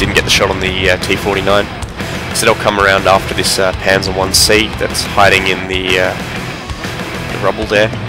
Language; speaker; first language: English; native; English